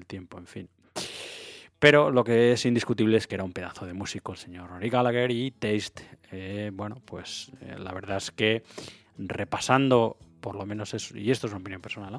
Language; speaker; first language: Spanish; native; Spanish